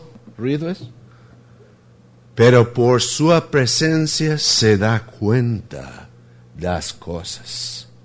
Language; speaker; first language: Spanish; non-native, fluent; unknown